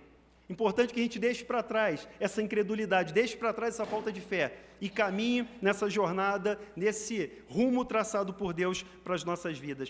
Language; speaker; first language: Portuguese; native; Portuguese